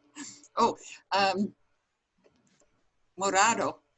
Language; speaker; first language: Spanish; non-native, learner; English